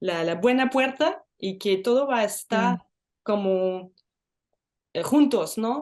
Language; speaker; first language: Spanish; non-native, learner; French